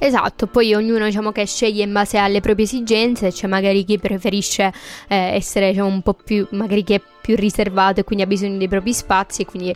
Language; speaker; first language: Italian; native; Italian